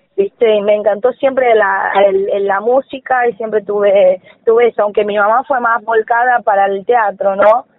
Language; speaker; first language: Spanish; non-native, fluent; Portuguese